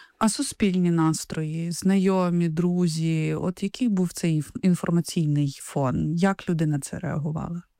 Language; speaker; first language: Ukrainian; native; Ukrainian